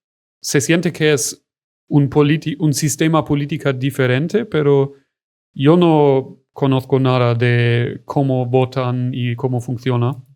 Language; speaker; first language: Spanish; non-native, fluent; German